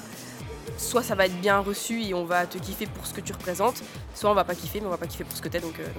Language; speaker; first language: French; native; French